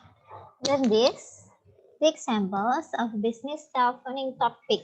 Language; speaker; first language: English; non-native, fluent; Indonesian